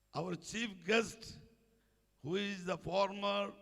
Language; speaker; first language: English; non-native, local second language; Malayalam